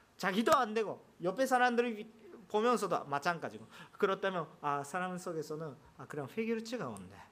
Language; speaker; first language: Korean; non-native, fluent; Japanese